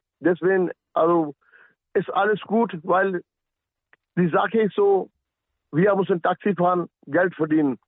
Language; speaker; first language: German; non-native, fluent; Punjabi